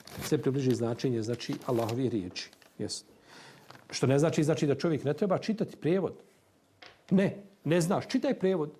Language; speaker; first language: Bosnian; native; Bosnian